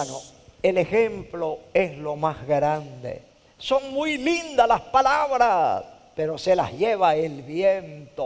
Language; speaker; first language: Spanish; native; Spanish